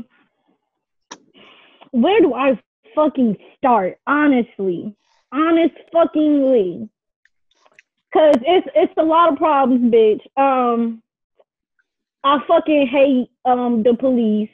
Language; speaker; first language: English; native; English